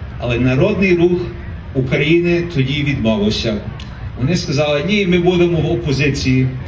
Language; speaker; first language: Ukrainian; early bilingual, heritage; Ukrainian